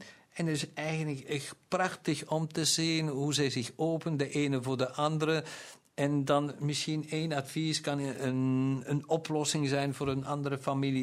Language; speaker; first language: Dutch; non-native, local second language; German